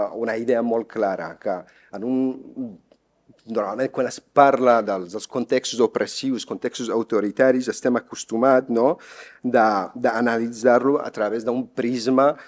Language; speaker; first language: Catalan; non-native, fluent; Persian